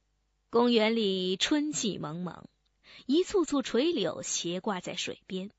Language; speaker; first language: Chinese; native; Chinese